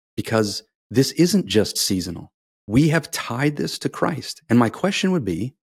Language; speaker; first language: English; native; English